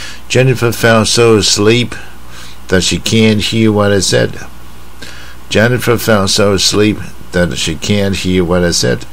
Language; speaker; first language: English; non-native, fluent; Chinese